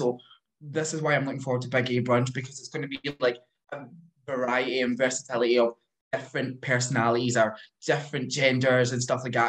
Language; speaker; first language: English; native; English